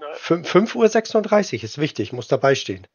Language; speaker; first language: German; native; German